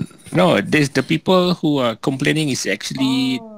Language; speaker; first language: English; non-native, local second language; Malay